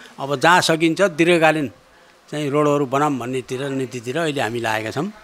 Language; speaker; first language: Nepali; native; Nepali